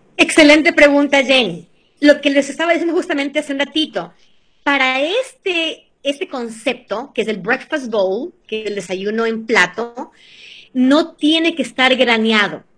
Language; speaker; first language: Spanish; early bilingual, heritage; Spanish